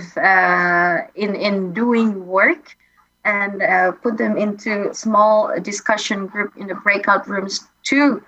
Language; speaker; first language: English; non-native, fluent; Indonesian